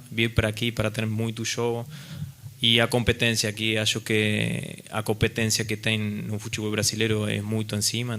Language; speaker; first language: Portuguese; non-native, fluent; Spanish